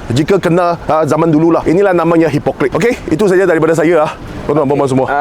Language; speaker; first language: Malay; non-native, local second language; Chinese